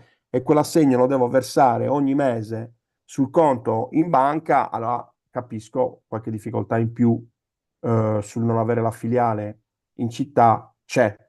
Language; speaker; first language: Italian; native; Italian